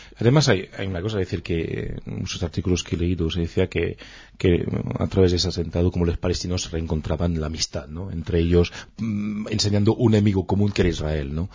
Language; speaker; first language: Spanish; non-native, fluent; French